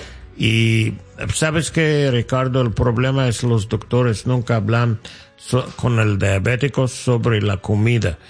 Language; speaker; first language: Spanish; non-native, learner; English